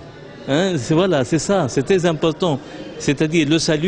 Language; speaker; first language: French; non-native, local second language; Arabic